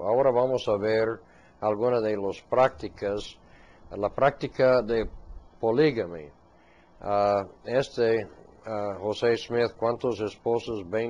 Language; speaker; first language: Spanish; non-native, fluent; English